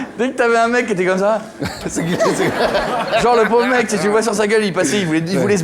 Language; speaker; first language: French; native; French